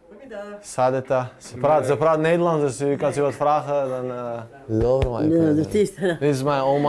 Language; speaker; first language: Dutch; early bilingual, other home language; Bosnian